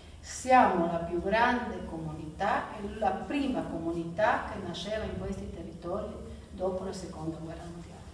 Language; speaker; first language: Italian; early bilingual, heritage; Italian